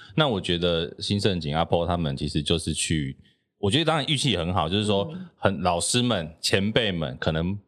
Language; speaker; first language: Chinese; native; Chinese